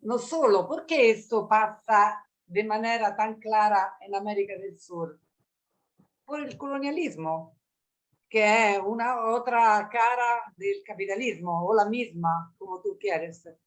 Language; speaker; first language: Spanish; non-native, learner; Italian